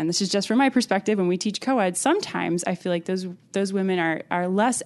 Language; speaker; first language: English; native; English